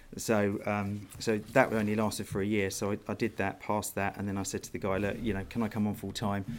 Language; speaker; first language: English; native; English